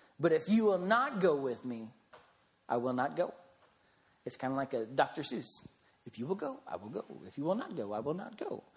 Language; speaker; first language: English; native; English